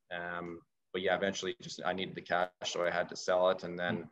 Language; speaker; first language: English; native; English